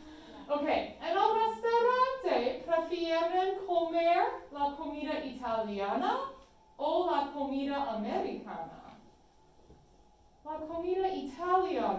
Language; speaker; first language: Spanish; non-native, fluent; English